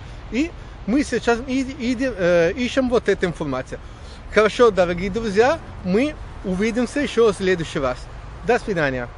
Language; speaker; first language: Russian; non-native, learner; Italian